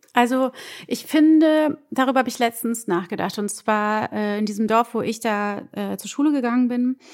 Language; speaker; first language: German; early bilingual, other home language; Portuguese